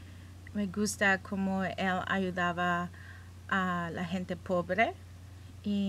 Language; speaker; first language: Spanish; early bilingual, heritage; English